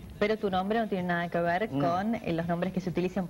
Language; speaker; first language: Spanish; native; Spanish